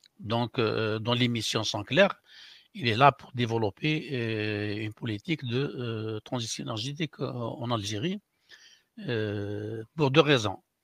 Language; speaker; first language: French; non-native, local second language; Arabic